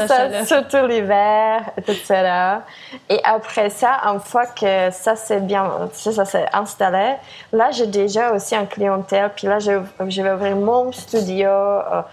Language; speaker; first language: French; non-native, fluent; Czech